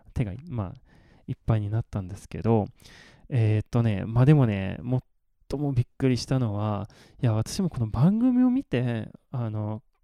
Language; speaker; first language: Japanese; non-native, fluent; Swedish